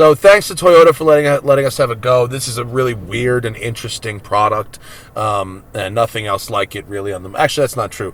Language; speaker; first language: English; native; English